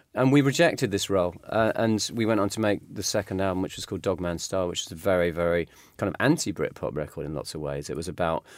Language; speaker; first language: English; native; English